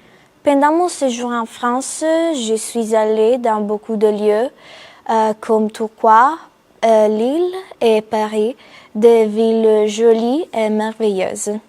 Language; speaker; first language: French; non-native, fluent; Italian